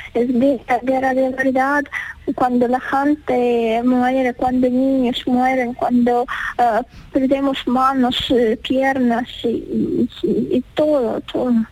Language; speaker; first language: Spanish; non-native, fluent; Ukrainian